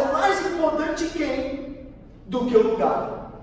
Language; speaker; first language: Portuguese; native; Portuguese